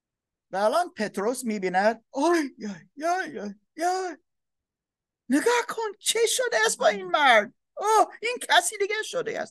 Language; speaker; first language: Persian; non-native, learner; English